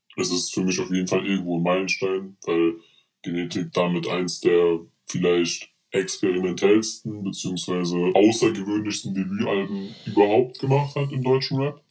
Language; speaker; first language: German; early bilingual, other home language; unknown